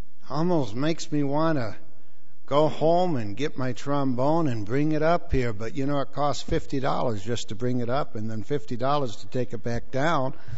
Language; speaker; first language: English; native; English